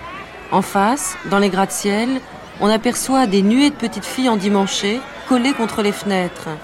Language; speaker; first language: French; native; French